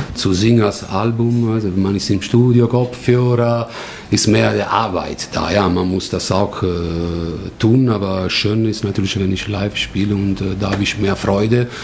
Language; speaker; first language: German; non-native, learner; Italian